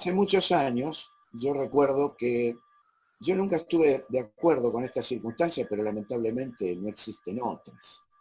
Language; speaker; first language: Spanish; native; Spanish